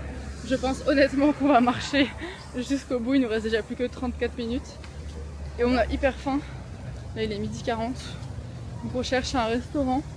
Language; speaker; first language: French; native; French